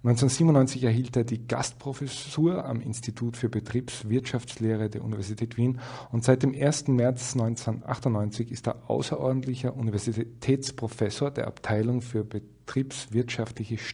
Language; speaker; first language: German; native; German